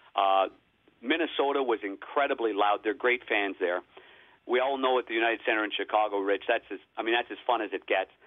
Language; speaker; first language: English; native; English